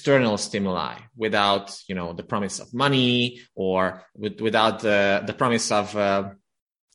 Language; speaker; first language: English; non-native, fluent; Romanian